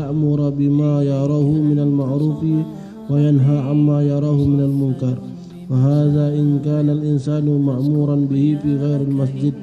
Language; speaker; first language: Arabic; non-native, fluent; Indonesian